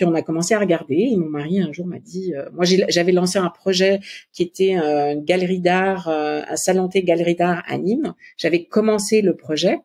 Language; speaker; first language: French; native; French